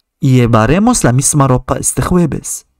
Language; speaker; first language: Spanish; non-native, fluent; Arabic